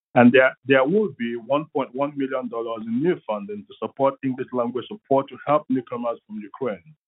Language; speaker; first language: English; non-native, local second language; Igbo